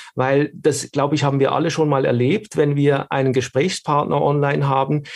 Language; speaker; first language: German; native; German